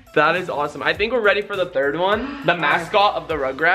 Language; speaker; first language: English; native; English